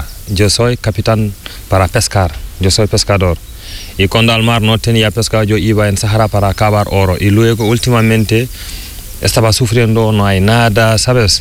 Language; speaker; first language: Spanish; non-native, learner; Fula